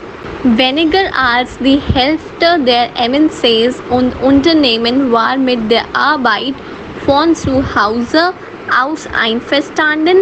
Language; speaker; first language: German; non-native, fluent; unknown